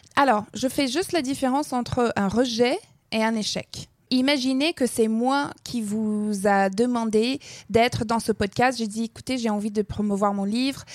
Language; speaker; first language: French; non-native, fluent; English